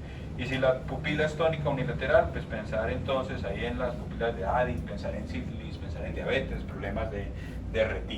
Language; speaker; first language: Spanish; native; Spanish